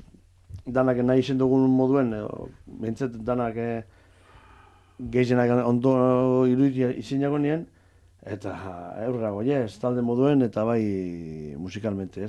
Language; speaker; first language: Basque; native; Basque